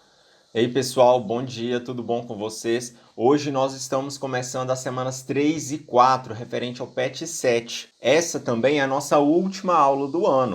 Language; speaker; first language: Portuguese; native; Portuguese